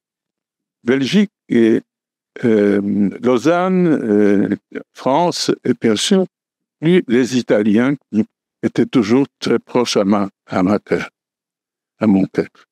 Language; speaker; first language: French; non-native, fluent; Polish